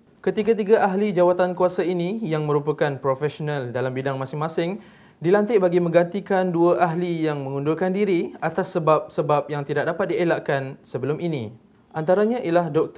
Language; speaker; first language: Malay; native; Malay